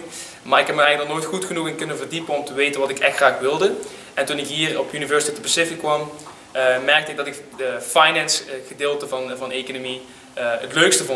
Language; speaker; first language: Dutch; native; Dutch